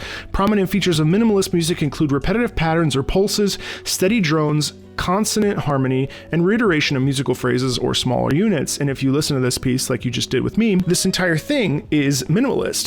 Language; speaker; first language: English; native; English